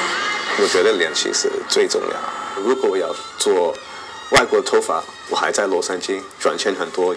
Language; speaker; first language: Chinese; non-native, learner; English